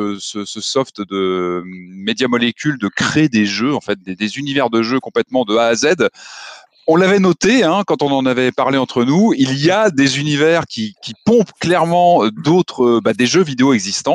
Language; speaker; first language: French; native; French